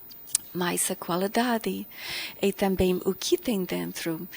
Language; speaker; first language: Portuguese; non-native, fluent; English